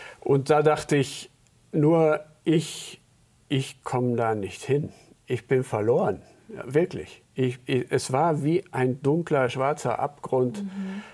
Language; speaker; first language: German; early bilingual, heritage; German